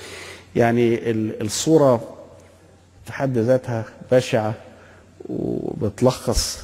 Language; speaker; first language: Arabic; native; Arabic